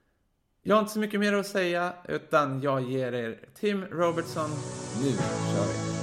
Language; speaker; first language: Swedish; native; Swedish